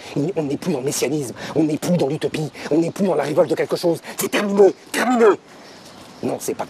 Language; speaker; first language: French; native; French